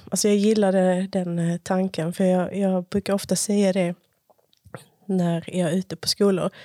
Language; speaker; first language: Swedish; early bilingual, other home language; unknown